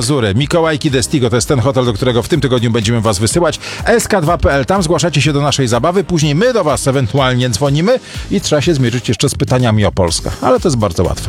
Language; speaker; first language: Polish; native; Polish